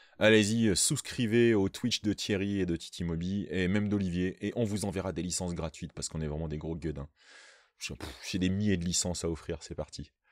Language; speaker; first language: French; native; French